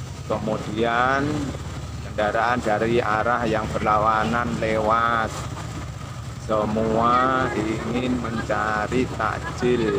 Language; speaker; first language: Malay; non-native, local second language; Javanese